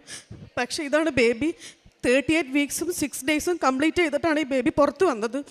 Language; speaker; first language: Malayalam; native; Malayalam